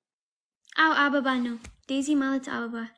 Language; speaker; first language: Amharic; non-native, learner; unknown